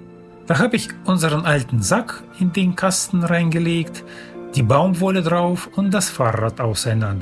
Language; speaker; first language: German; early bilingual, heritage; German